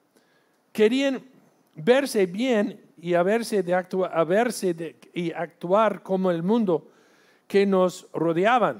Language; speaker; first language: Spanish; non-native, fluent; English